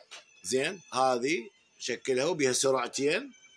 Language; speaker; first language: Arabic; native; Arabic